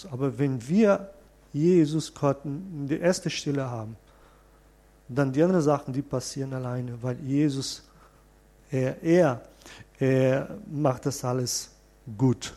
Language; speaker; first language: German; non-native, fluent; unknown